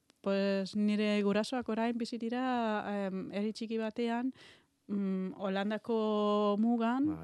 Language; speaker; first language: Basque; non-native, learner; German